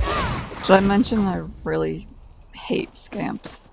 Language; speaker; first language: English; native; English